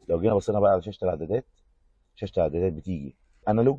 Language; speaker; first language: Arabic; native; Arabic